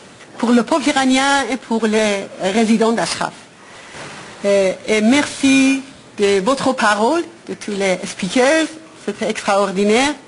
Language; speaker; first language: French; non-native, fluent; Persian